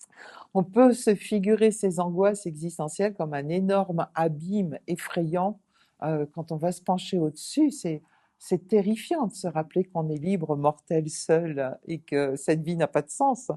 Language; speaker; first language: French; native; French